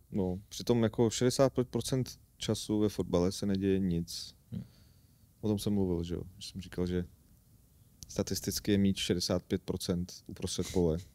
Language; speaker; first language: Czech; non-native, fluent; Armenian